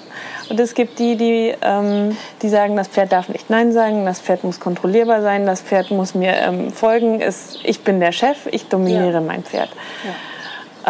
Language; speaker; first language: German; native; German